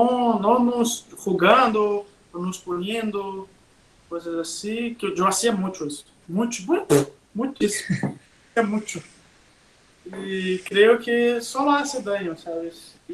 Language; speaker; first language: Spanish; non-native, learner; Portuguese